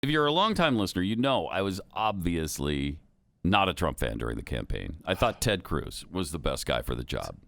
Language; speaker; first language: English; native; English